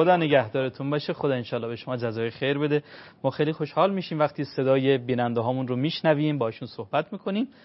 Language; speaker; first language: Persian; native; Persian